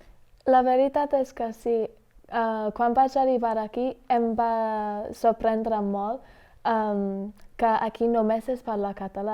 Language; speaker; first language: Catalan; non-native, fluent; English